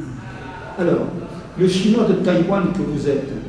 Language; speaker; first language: French; native; French